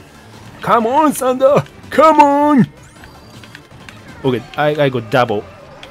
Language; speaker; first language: English; non-native, learner; Japanese